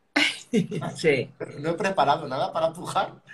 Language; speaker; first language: Spanish; native; Spanish